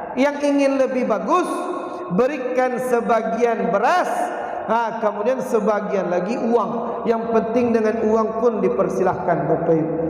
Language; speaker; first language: Malay; non-native, local second language; Minangkabau